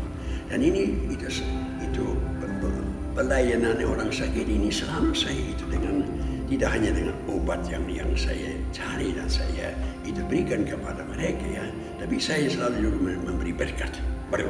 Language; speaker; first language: Indonesian; non-native, fluent; Dutch